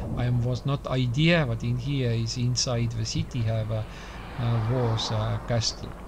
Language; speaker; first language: English; non-native, learner; Estonian